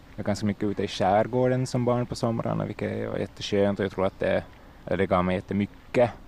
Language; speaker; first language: Swedish; native; Swedish